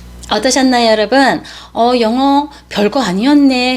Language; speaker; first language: Korean; native; Korean